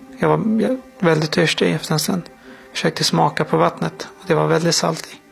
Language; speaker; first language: Swedish; non-native, fluent; Persian